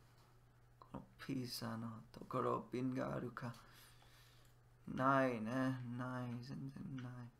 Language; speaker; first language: Japanese; non-native, learner; English